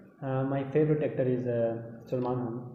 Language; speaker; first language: English; non-native, learner; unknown